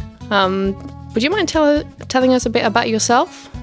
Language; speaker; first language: English; non-native, fluent; Swedish